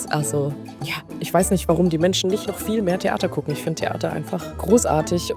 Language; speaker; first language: German; native; German